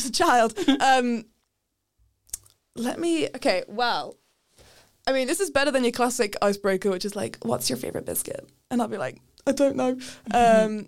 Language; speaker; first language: English; native; English